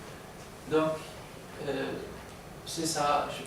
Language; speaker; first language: French; non-native, learner; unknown